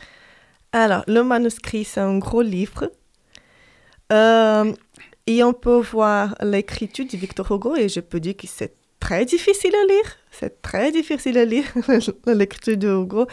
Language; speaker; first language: French; non-native, fluent; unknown